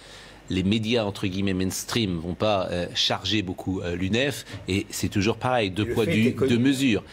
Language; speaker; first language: French; native; French